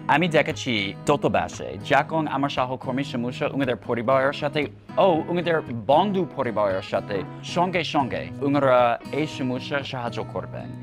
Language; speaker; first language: Bangla; non-native, learner; English